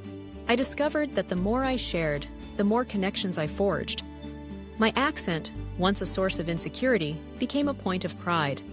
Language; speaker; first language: English; early bilingual, other home language; Russian